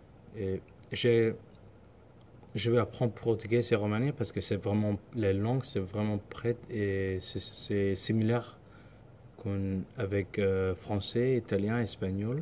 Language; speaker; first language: French; non-native, learner; Somali